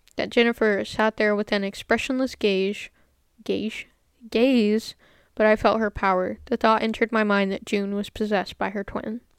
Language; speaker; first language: English; native; English